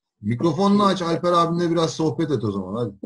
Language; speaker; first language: Turkish; native; Turkish